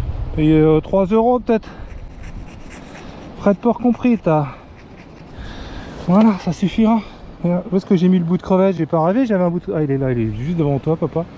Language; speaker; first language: French; native; French